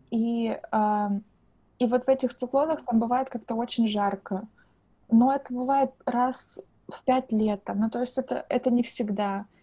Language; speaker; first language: Russian; native; Russian